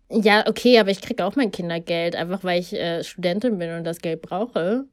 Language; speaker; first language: German; early bilingual, other home language; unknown